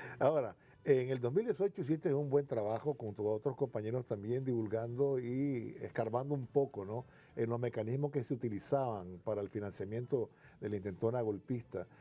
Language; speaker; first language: Spanish; native; Spanish